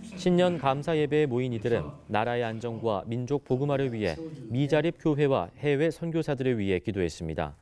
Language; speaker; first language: Korean; native; Korean